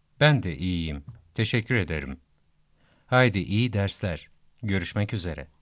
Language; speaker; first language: Turkish; native; Turkish